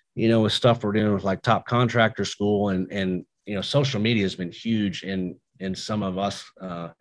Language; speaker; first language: English; native; English